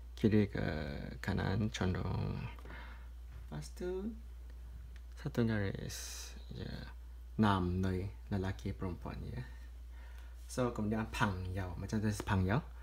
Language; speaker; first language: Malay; non-native, local second language; Cantonese